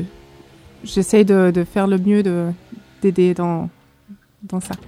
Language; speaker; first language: French; non-native, fluent; German